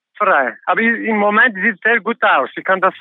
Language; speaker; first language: German; non-native, learner; Kurdish